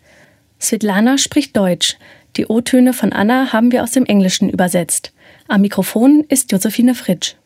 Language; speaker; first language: German; native; German